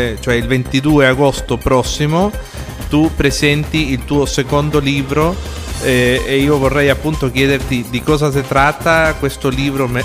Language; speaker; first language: Italian; early bilingual, heritage; Italian